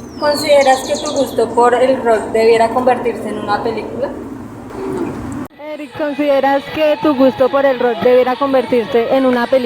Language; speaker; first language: Spanish; native; Spanish